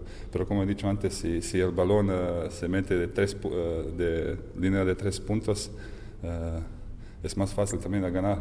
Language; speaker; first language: Spanish; non-native, fluent; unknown